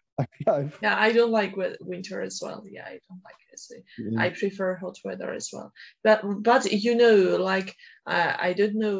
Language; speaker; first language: English; non-native, fluent; Georgian